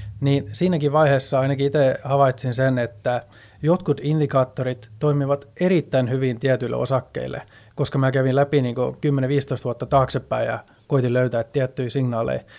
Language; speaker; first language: Finnish; early bilingual, heritage; Finnish